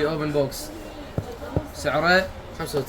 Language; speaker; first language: Arabic; native; Arabic